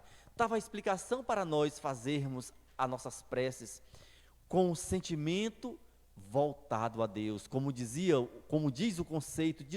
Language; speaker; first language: Portuguese; native; Portuguese